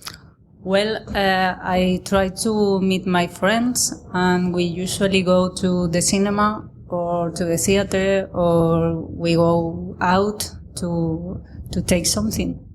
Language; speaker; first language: English; non-native, learner; Spanish